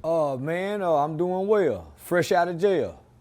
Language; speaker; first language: English; native; English